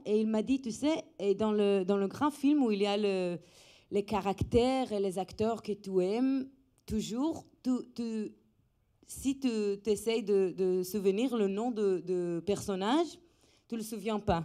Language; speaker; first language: French; non-native, fluent; Hebrew